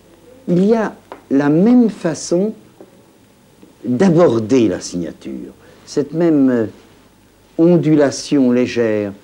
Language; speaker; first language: French; native; French